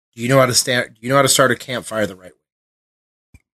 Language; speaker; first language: English; native; English